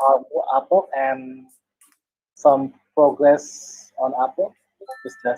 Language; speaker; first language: English; non-native, learner; Indonesian